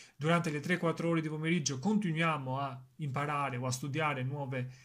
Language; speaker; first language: Italian; native; Italian